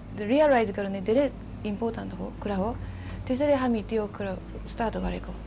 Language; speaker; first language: Nepali; non-native, learner; Japanese